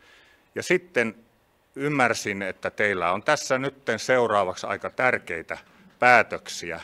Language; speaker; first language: Finnish; native; Finnish